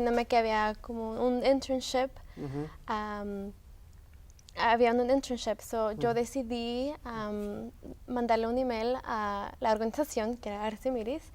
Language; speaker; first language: Spanish; early bilingual, heritage; Spanish